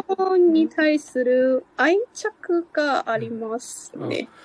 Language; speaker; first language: Japanese; non-native, fluent; Cantonese